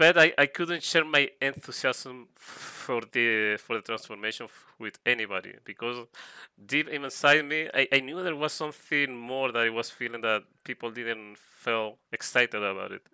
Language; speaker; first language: English; non-native, fluent; Spanish